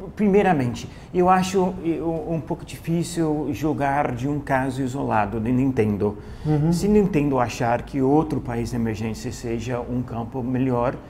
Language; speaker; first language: Portuguese; non-native, fluent; English